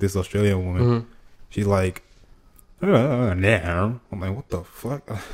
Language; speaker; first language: English; non-native, local second language; Igbo